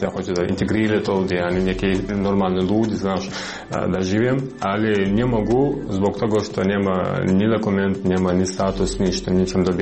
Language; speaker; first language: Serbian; non-native, learner; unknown